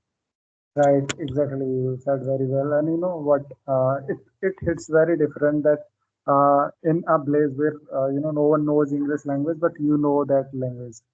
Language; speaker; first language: English; non-native, local second language; Hindi